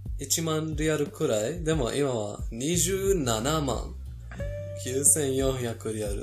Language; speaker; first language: Japanese; non-native, fluent; Persian